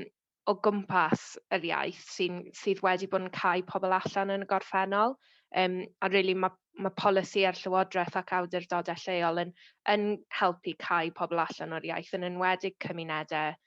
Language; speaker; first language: Welsh; native; Welsh